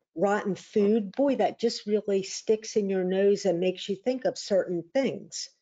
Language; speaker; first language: English; native; English